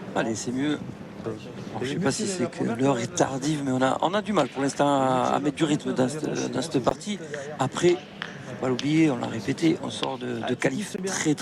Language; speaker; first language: French; native; French